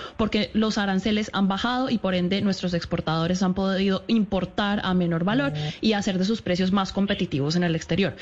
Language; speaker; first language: Spanish; native; Spanish